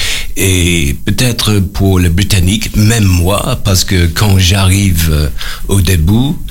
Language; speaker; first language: French; non-native, learner; English